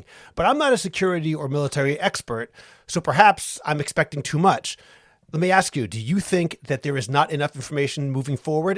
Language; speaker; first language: English; native; English